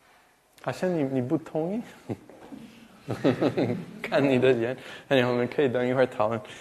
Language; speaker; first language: Chinese; non-native, fluent; English